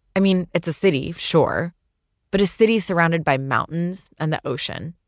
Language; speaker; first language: English; non-native, local second language; Urdu